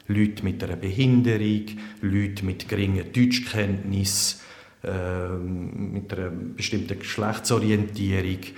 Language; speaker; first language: German; native; German